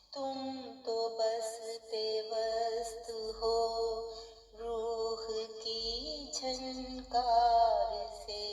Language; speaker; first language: Urdu; native; Urdu